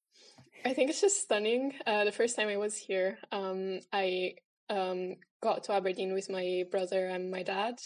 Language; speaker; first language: English; non-native, fluent; Italian